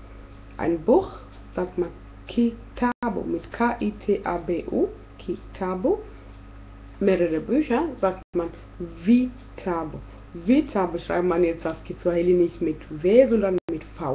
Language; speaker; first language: German; non-native, fluent; Swahili